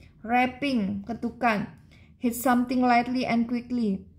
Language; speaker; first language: English; non-native, learner; Indonesian